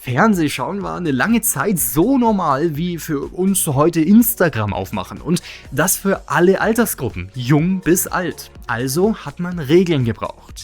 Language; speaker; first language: German; native; German